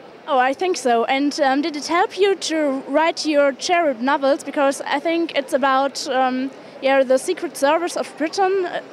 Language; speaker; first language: English; non-native, fluent; German